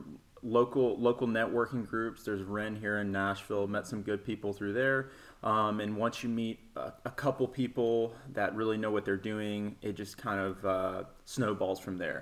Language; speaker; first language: English; native; English